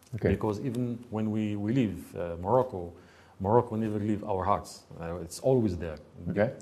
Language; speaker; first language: English; non-native, fluent; Arabic